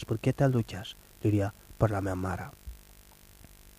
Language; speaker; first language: Catalan; non-native, fluent; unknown